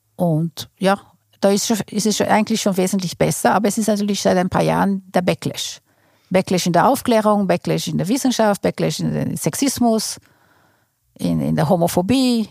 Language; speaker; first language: German; non-native, fluent; Portuguese